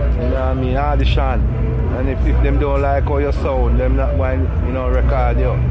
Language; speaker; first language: English; non-native, local second language; Jamaican Creole English